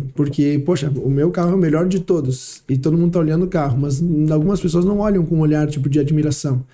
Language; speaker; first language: Portuguese; early bilingual, heritage; Portuguese